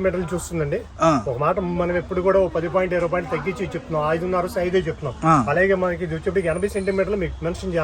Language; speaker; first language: Telugu; native; Telugu